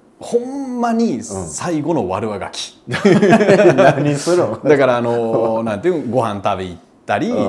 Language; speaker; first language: Japanese; native; Japanese